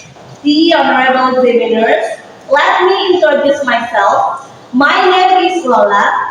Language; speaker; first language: English; non-native, fluent; Indonesian